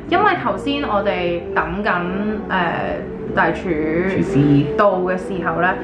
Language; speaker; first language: Chinese; native; Chinese